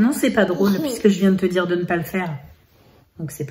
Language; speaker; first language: French; native; French